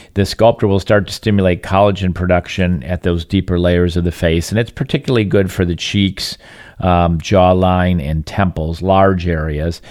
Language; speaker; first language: English; native; English